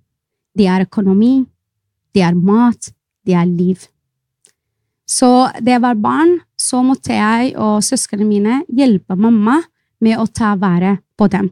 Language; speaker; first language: Norwegian; non-native, fluent; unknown